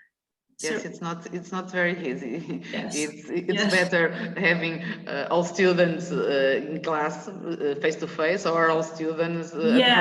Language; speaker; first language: English; non-native, learner; Portuguese